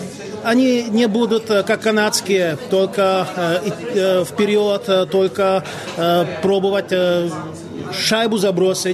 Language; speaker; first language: Russian; non-native, local second language; Czech